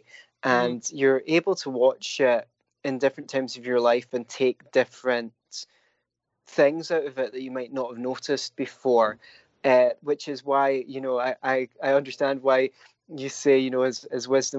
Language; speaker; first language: English; native; English